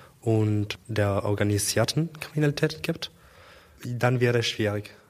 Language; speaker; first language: German; non-native, learner; Spanish